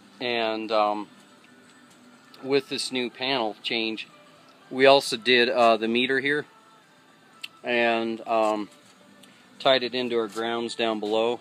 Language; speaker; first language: English; native; English